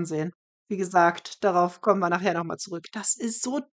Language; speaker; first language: German; native; German